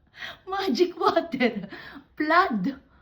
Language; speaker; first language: Japanese; non-native, fluent; Filipino